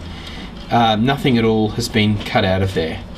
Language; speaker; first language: English; native; English